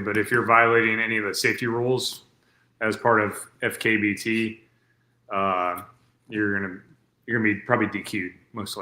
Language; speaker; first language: English; native; English